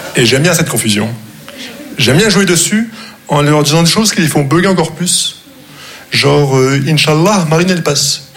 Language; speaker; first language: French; non-native, local second language; Arabic